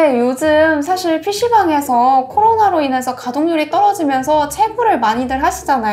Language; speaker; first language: Korean; native; Korean